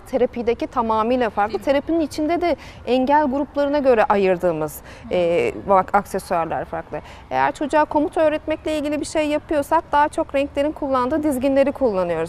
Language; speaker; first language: Turkish; native; Turkish